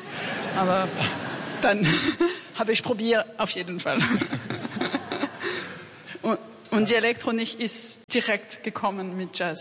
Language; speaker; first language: German; non-native, fluent; French